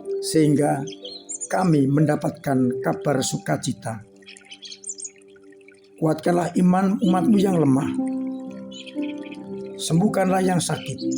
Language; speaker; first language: Indonesian; non-native, local second language; Javanese